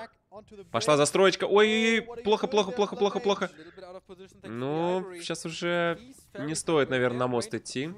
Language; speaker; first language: Russian; native; Russian